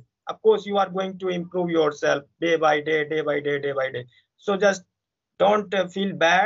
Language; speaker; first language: English; non-native, fluent; Hindi